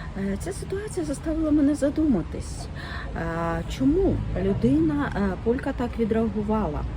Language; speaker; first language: Ukrainian; non-native, local second language; Russian